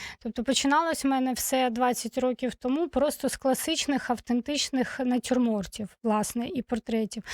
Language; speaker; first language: Ukrainian; non-native, local second language; Russian